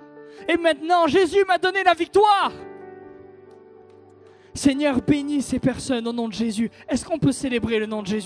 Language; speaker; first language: French; native; French